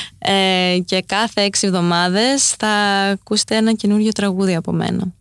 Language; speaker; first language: Greek; early bilingual, heritage; Greek